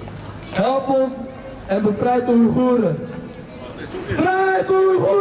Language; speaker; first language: Dutch; non-native, fluent; Uyghur